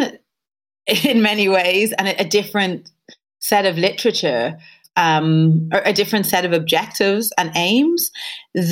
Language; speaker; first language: English; native; English